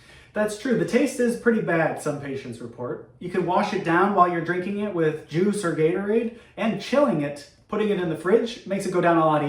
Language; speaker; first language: English; native; English